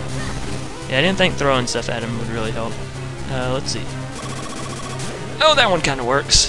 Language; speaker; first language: English; native; English